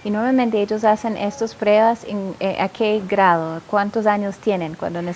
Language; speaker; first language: Spanish; non-native, fluent; English